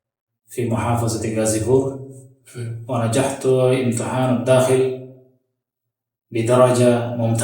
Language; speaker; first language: Arabic; non-native, learner; Bangla